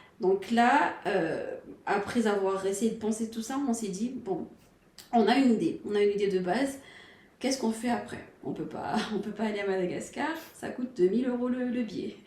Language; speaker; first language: French; non-native, local second language; Malagasy